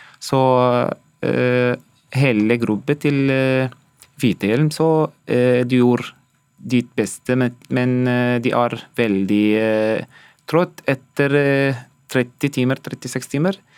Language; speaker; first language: Norwegian; non-native, learner; Arabic